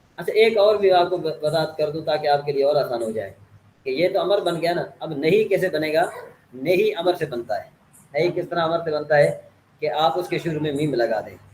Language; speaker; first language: Urdu; native; Urdu